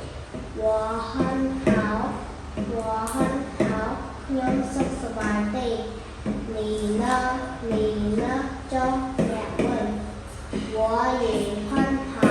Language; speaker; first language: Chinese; non-native, learner; Khmer